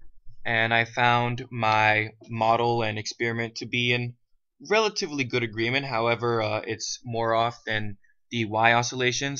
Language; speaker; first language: English; native; English